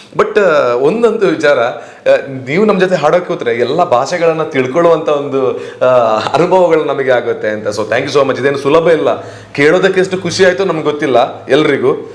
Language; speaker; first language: Kannada; native; Kannada